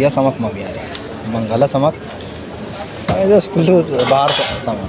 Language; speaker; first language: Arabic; non-native, learner; Bangla